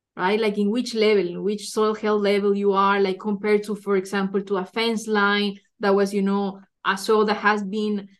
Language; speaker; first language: English; non-native, fluent; Spanish